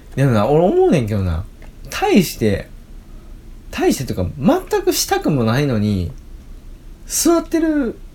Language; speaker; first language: Japanese; native; Japanese